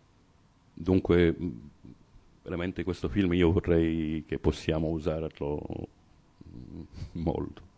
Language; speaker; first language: Italian; non-native, fluent; Arabic